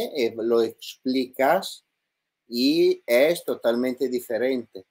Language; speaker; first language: Spanish; non-native, learner; Italian